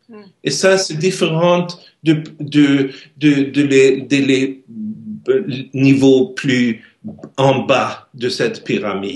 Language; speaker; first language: French; non-native, learner; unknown